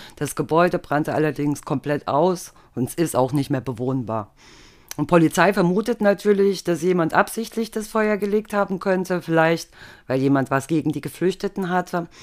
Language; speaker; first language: German; native; German